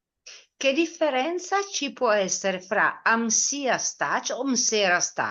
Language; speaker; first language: Italian; native; Italian